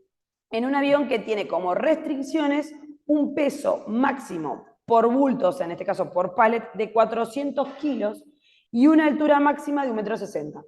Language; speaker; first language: Spanish; native; Spanish